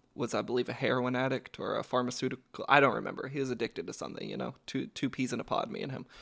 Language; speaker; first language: English; native; English